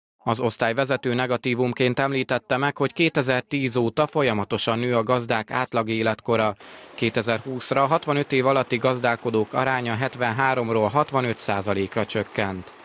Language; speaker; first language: Hungarian; native; Hungarian